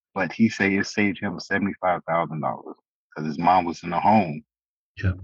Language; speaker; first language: English; native; English